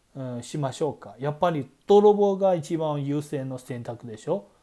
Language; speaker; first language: Japanese; non-native, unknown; Chinese